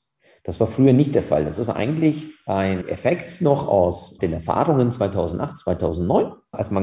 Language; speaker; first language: German; native; German